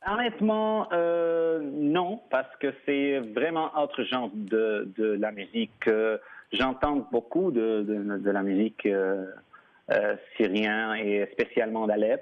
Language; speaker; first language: French; non-native, fluent; Arabic